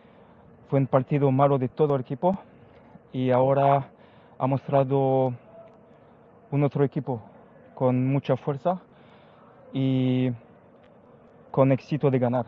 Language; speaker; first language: Spanish; non-native, learner; French